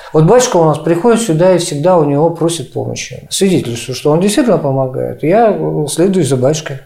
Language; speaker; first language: Russian; native; Russian